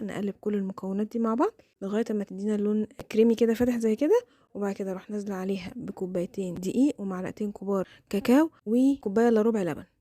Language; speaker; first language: Arabic; native; Arabic